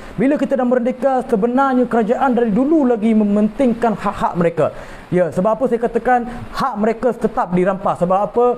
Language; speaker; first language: Malay; non-native, local second language; Tamil